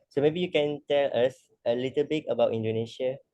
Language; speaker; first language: English; non-native, learner; Malay